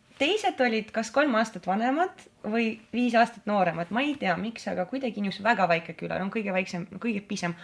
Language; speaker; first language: Estonian; non-native, local second language; Russian